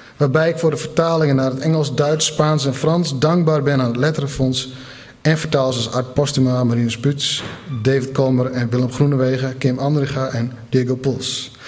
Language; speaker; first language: Dutch; non-native, local second language; Western Frisian